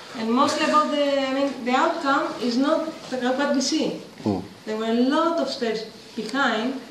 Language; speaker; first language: English; non-native, fluent; Greek